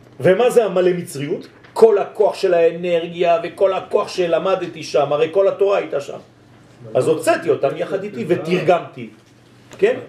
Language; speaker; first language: Hebrew; non-native, fluent; French